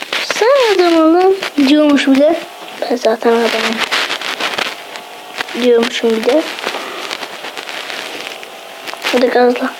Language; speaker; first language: Turkish; native; Turkish